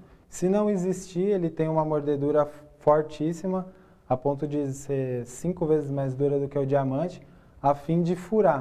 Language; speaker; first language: Portuguese; native; Portuguese